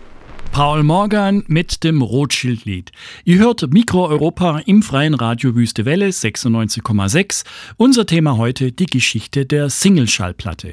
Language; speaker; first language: German; native; German